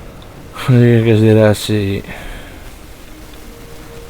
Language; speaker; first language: Basque; native; Basque